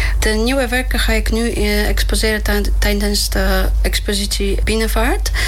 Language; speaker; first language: Dutch; non-native, fluent; Polish